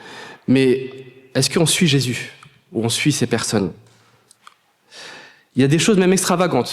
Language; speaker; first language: French; native; French